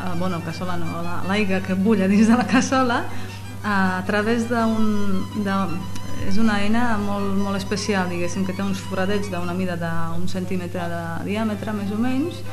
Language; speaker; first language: Catalan; non-native, fluent; Slovak